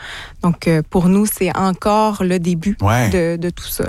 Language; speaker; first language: French; native; French